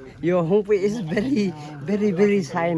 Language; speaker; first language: English; non-native, learner; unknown